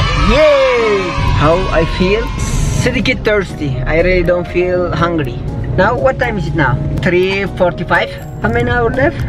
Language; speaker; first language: English; non-native, learner; Turkish